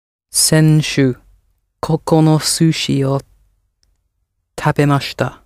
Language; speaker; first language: Japanese; non-native, learner; English